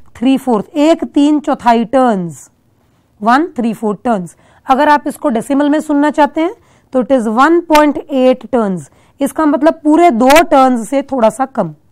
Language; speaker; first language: Hindi; non-native, local second language; Punjabi